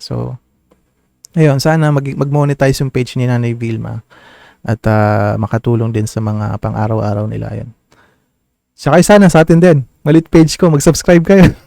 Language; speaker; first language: Filipino; native; Filipino